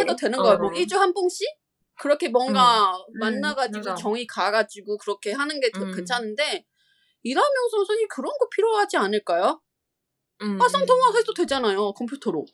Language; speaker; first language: Korean; non-native, fluent; Chinese